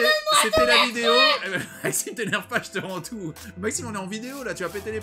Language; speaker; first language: French; native; French